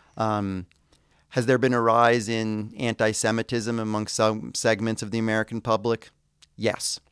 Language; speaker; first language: English; native; English